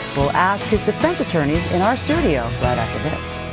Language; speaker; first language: English; native; English